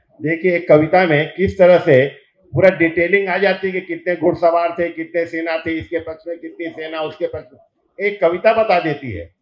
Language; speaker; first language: Hindi; native; Hindi